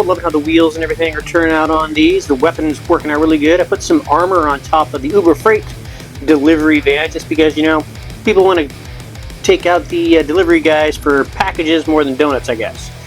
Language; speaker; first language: English; native; English